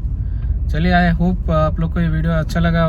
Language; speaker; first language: Hindi; native; Hindi